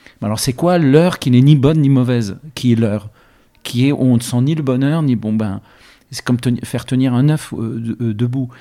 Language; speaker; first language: French; early bilingual, other home language; Arabic